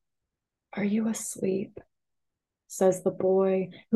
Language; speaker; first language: English; native; English